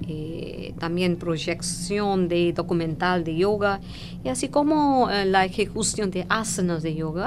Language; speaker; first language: Spanish; non-native, fluent; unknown